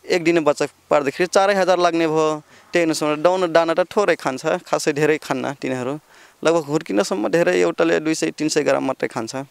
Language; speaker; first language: Nepali; non-native, local second language; Rana Tharu